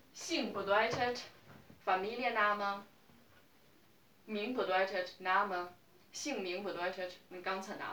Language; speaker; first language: German; non-native, learner; Chinese